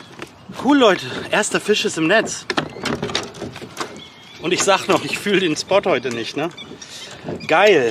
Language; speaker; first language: German; native; German